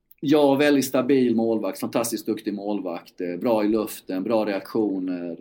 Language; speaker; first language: Swedish; native; Swedish